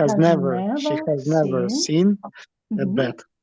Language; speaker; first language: English; non-native, learner; Russian